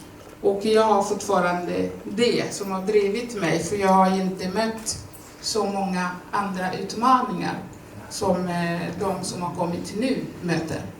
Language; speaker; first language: Swedish; non-native, fluent; Swahili